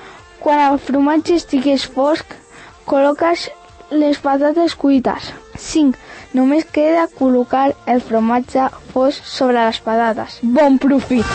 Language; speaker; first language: Catalan; early bilingual, other home language; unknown